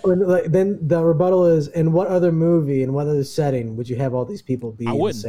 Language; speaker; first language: English; native; English